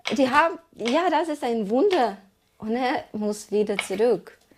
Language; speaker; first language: German; non-native, learner; Ukrainian